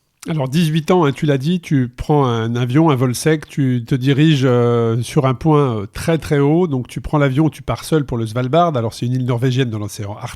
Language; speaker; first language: French; native; French